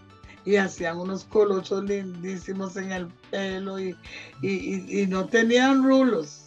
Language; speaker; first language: Spanish; non-native, local second language; Jamaican Creole English